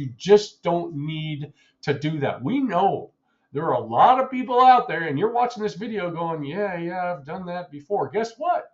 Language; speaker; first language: English; native; English